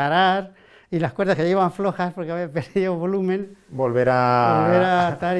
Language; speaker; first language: Spanish; native; Spanish